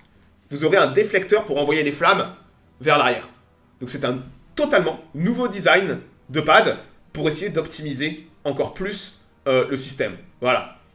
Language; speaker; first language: French; native; French